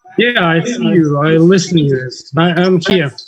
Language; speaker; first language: English; non-native, learner; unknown